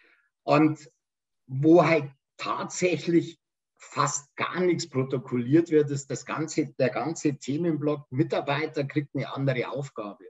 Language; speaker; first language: German; native; German